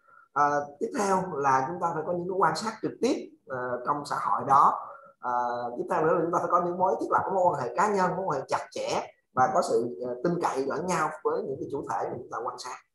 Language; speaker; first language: Vietnamese; native; Vietnamese